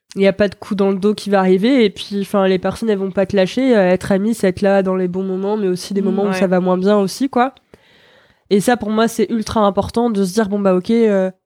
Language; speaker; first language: French; native; French